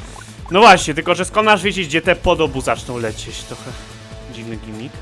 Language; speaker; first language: Polish; native; Polish